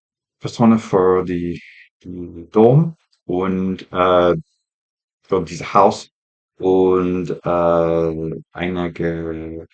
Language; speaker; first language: German; non-native, learner; English